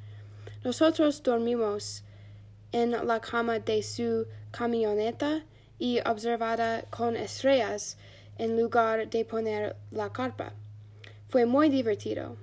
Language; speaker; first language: Spanish; non-native, learner; English